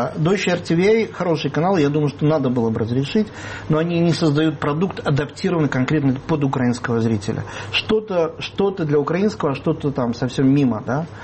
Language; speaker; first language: Russian; native; Russian